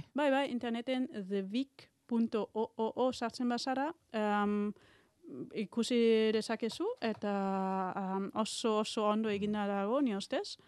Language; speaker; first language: Basque; non-native, learner; German